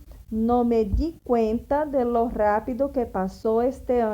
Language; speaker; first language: Spanish; non-native, fluent; Portuguese